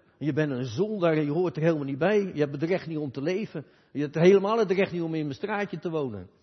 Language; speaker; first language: Dutch; native; Dutch